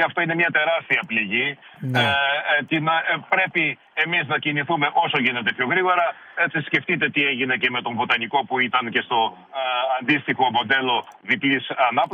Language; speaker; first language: Greek; native; Greek